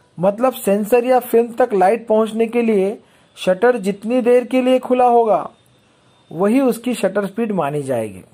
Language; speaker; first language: Hindi; non-native, local second language; Marathi